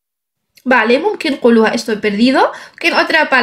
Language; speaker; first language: Spanish; non-native, fluent; Arabic